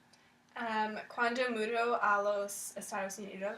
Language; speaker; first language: Spanish; non-native, learner; English